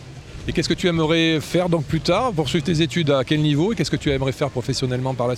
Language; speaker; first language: French; native; French